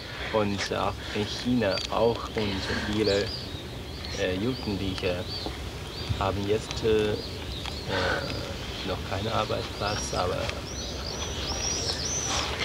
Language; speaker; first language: German; non-native, learner; Chinese